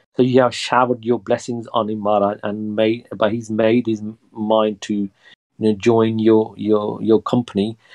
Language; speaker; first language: English; early bilingual, other home language; Punjabi